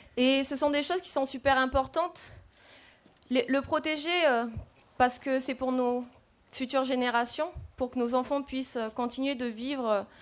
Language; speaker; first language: French; native; French